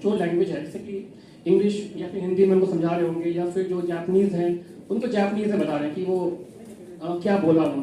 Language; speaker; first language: Hindi; native; Hindi